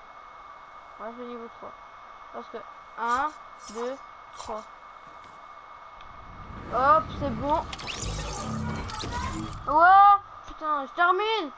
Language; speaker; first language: French; native; French